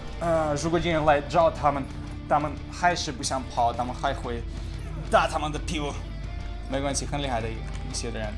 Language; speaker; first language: Chinese; non-native, learner; Russian